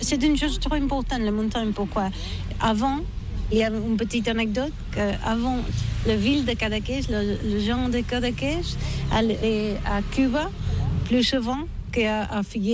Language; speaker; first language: French; non-native, learner; Catalan